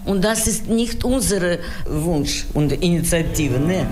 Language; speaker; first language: German; non-native, learner; Russian